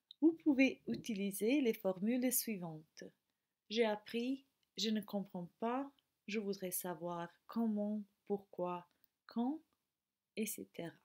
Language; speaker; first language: French; non-native, fluent; Croatian